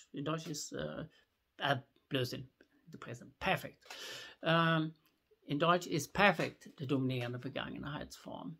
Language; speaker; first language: German; non-native, fluent; Swedish